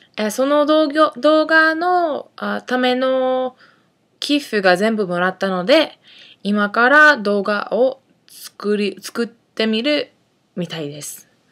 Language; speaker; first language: Japanese; non-native, fluent; English